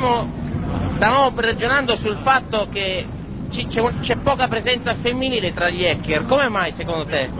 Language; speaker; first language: Italian; native; Italian